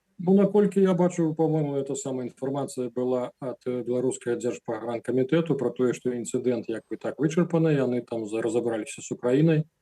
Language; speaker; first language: Belarusian; non-native, local second language; Russian